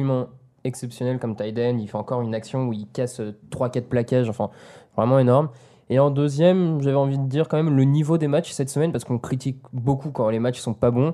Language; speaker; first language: French; native; French